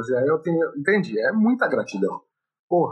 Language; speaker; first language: Portuguese; native; Portuguese